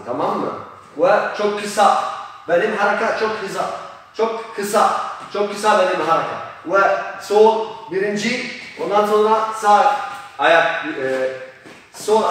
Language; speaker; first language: Turkish; non-native, learner; Polish